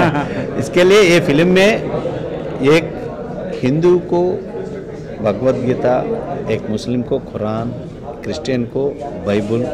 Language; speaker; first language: Hindi; non-native, local second language; Telugu